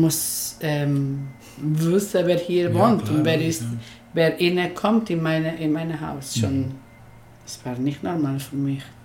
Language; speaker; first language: German; non-native, learner; Spanish